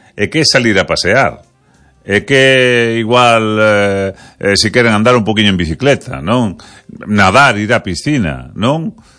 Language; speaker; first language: Galician; native; Galician